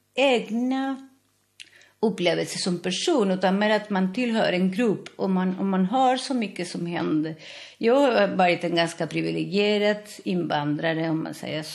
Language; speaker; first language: Swedish; non-native, fluent; Spanish